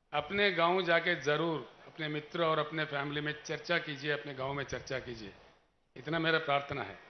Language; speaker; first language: Hindi; non-native, local second language; Telugu